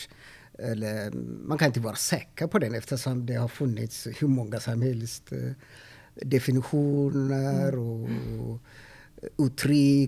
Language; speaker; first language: Swedish; non-native, fluent; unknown